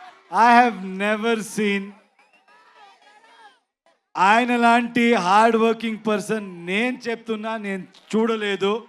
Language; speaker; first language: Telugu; non-native, learner; Kannada